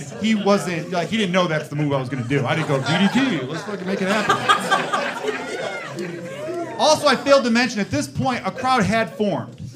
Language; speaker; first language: English; native; English